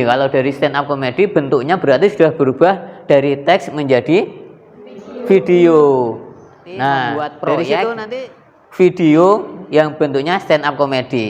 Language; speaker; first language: Indonesian; native; Indonesian